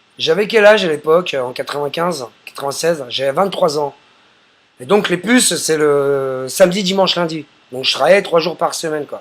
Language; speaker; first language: French; native; French